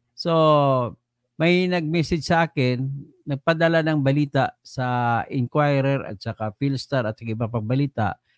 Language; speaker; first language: Filipino; non-native, local second language; Hiligaynon